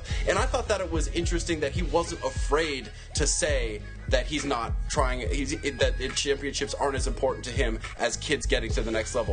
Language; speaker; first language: English; native; English